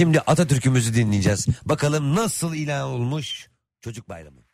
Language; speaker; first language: Turkish; native; Turkish